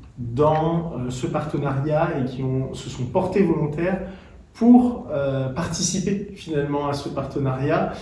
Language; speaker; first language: French; native; French